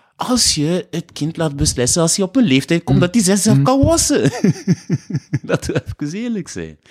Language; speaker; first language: Dutch; non-native, fluent; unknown